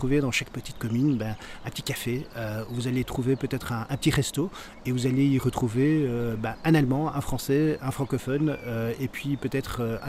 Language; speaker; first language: French; native; French